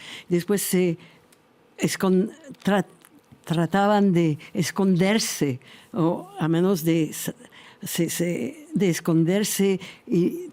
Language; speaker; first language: Spanish; non-native, fluent; French